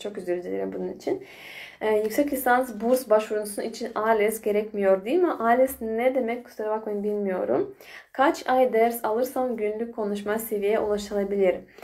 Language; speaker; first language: Turkish; non-native, fluent; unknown